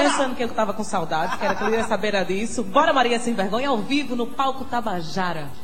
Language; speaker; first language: Portuguese; native; Portuguese